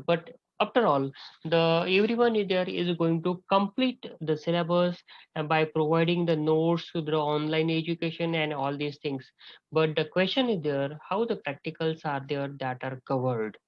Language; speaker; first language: English; non-native, local second language; Marathi